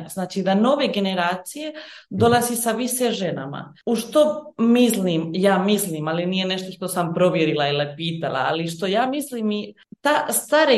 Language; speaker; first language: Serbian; early bilingual, heritage; Bosnian